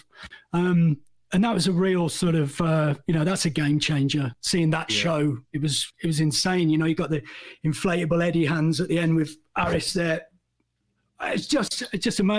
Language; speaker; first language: English; native; English